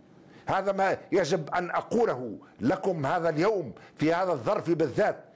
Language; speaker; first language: Arabic; native; Arabic